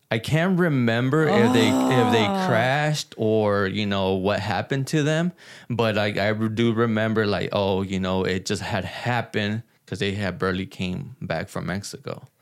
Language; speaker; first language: English; early bilingual, other home language; Spanish